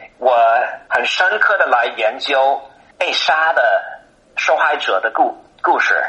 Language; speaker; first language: Chinese; non-native, fluent; English